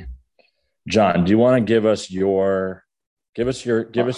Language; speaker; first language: English; native; English